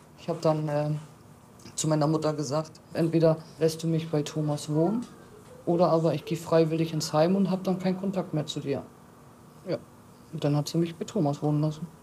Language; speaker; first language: German; native; German